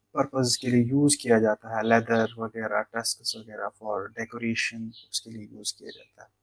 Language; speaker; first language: Hindi; non-native, local second language; Kashmiri